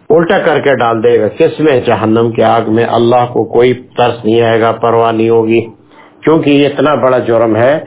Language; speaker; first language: Urdu; non-native, local second language; Pashto